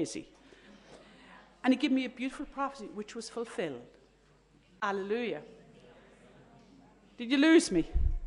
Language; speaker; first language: English; native; English